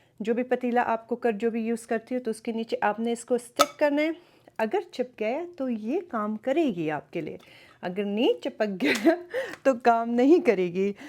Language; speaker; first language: Urdu; early bilingual, other home language; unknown